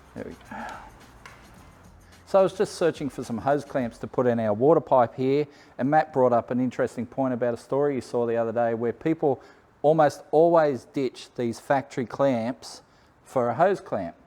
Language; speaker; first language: English; native; English